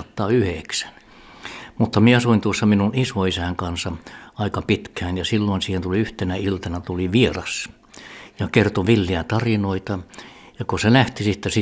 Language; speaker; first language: Finnish; early bilingual, heritage; Finnish